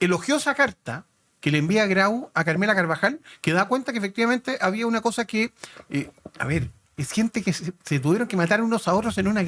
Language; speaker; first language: Spanish; native; Spanish